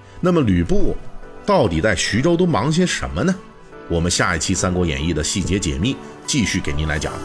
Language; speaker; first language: Chinese; native; Chinese